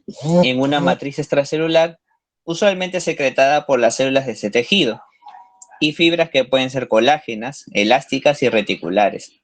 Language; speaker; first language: Spanish; native; Spanish